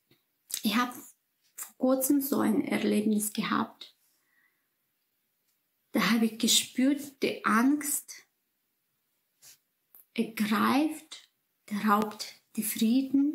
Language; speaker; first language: German; non-native, fluent; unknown